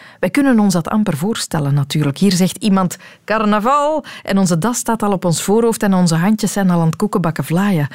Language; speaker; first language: Dutch; native; Dutch